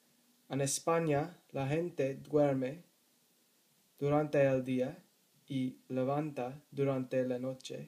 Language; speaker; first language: Spanish; non-native, learner; English